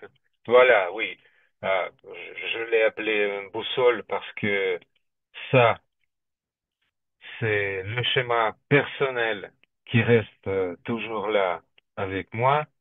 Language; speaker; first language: French; non-native, fluent; Russian